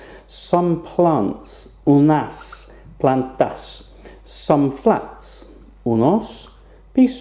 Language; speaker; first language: Spanish; non-native, fluent; English